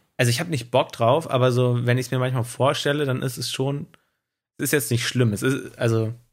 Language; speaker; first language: German; native; German